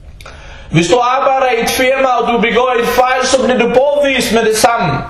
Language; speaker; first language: Danish; early bilingual, other home language; Arabic